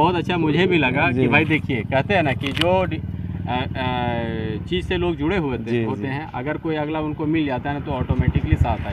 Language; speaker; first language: Hindi; native; Hindi